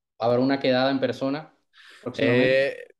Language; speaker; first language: Spanish; native; Spanish